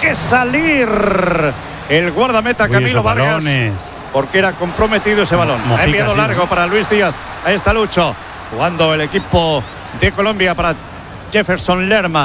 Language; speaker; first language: Spanish; native; Spanish